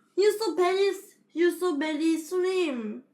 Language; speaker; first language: English; non-native, learner; Korean